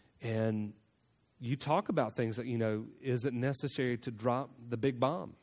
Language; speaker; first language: English; native; English